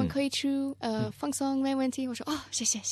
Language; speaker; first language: Chinese; non-native, learner; English